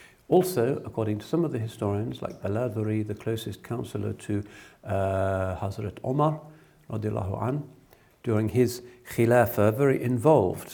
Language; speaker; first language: English; native; English